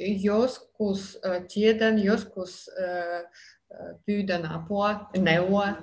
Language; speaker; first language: Finnish; non-native, learner; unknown